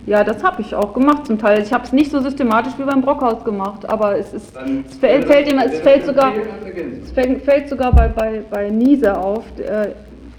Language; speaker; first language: German; native; German